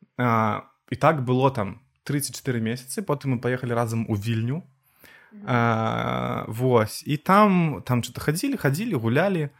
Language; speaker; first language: Belarusian; non-native, local second language; Russian